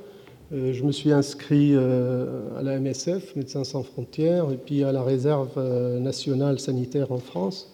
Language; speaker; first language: French; non-native, fluent; Arabic